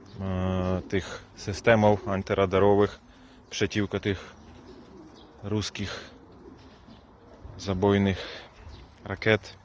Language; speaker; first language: Polish; non-native, learner; Ukrainian